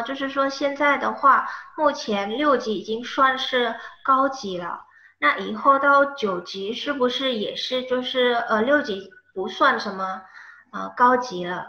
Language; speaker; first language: Chinese; non-native, fluent; Indonesian